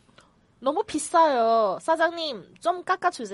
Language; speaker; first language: Korean; non-native, learner; Cantonese